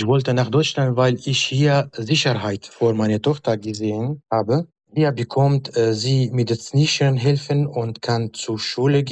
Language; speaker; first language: German; non-native, learner; Arabic